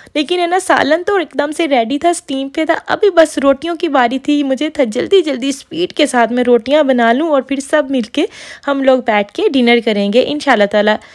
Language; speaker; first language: Urdu; non-native, local second language; Punjabi